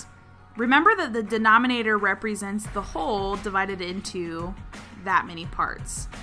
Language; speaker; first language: English; native; English